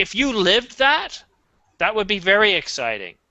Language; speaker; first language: English; native; English